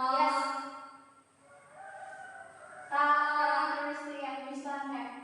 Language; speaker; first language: English; non-native, learner; Indonesian